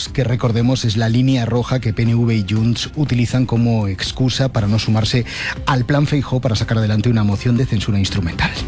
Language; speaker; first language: Spanish; native; Spanish